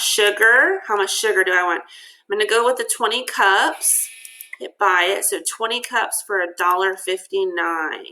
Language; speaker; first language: English; native; English